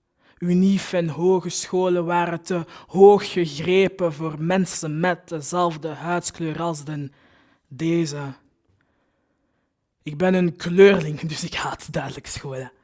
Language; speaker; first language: Dutch; early bilingual, other home language; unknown